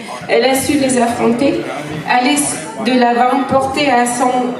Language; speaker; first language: French; native; French